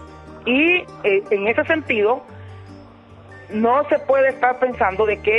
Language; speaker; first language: Spanish; native; Spanish